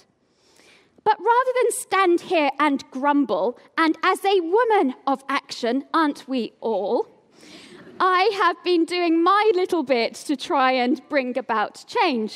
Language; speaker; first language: English; native; English